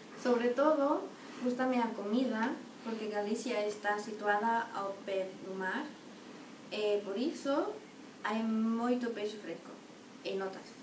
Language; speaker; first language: Galician; non-native, learner; German